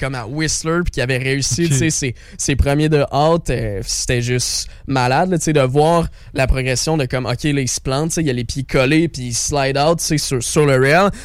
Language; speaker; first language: French; native; French